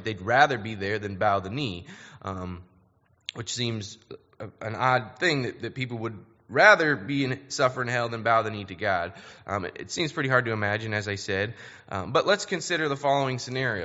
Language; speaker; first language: English; native; English